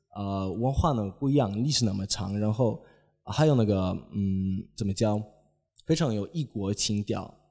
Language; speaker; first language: Chinese; non-native, fluent; Polish